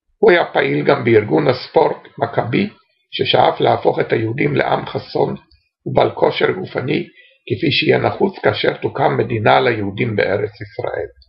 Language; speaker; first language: Hebrew; early bilingual, other home language; Romanian